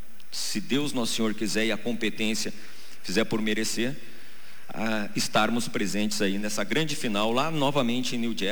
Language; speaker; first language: Portuguese; native; Portuguese